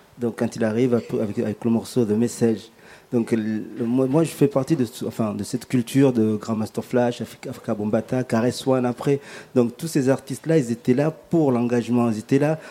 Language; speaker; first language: French; early bilingual, other home language; Ngazidja Comorian